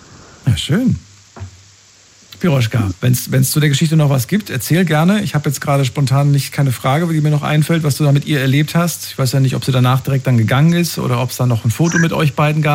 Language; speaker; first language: German; native; German